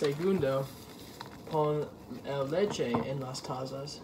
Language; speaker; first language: Spanish; non-native, learner; English